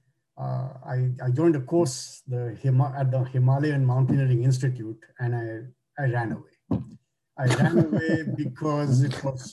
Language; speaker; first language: English; non-native, local second language; Bangla